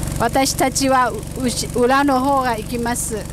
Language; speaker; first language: Japanese; non-native, learner; Thai